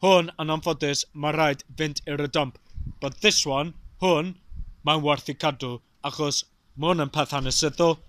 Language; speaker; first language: Welsh; non-native, local second language; English